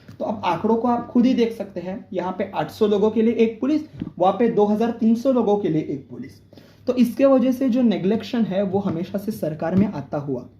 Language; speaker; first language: Hindi; non-native, local second language; Marathi